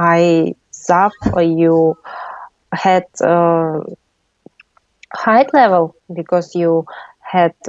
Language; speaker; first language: English; non-native, learner; Russian